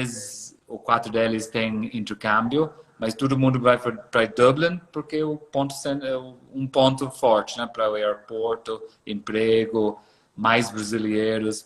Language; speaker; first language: Portuguese; non-native, fluent; English